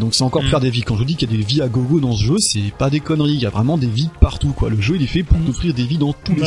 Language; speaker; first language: French; native; French